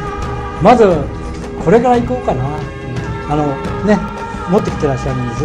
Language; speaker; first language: Japanese; native; Japanese